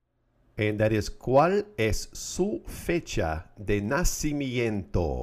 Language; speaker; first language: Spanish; non-native, fluent; English